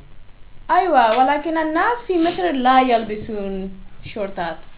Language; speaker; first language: Arabic; non-native, learner; English